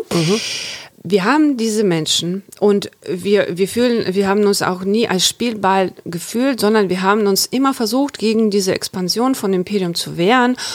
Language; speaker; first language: German; non-native, fluent; Ukrainian